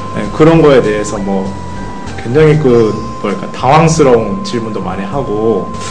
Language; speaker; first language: Korean; non-native, fluent; Japanese